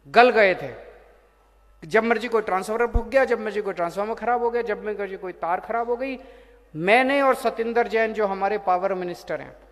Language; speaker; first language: Hindi; native; Hindi